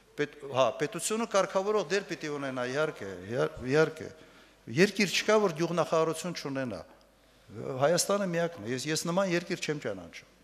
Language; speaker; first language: Armenian; native; Armenian